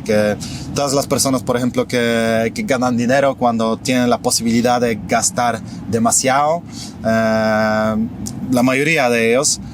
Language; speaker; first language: Spanish; non-native, fluent; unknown